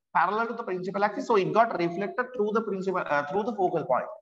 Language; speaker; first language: English; non-native, local second language; Sinhala